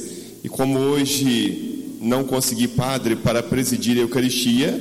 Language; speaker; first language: Portuguese; native; Portuguese